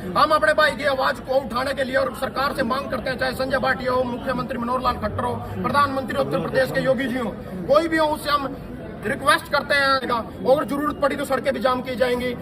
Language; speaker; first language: Hindi; native; Hindi